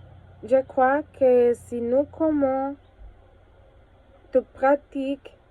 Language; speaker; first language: French; non-native, learner; Spanish